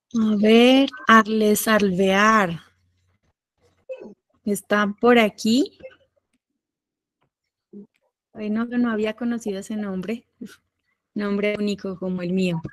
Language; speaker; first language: Spanish; native; Spanish